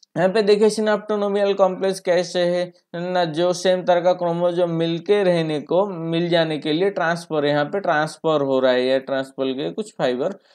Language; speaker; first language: Hindi; non-native, local second language; Bangla